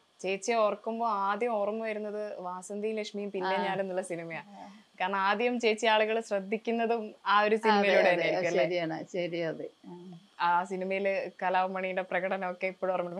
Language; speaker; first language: Malayalam; native; Malayalam